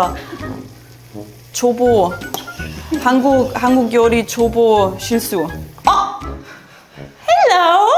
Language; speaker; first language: Korean; non-native, learner; German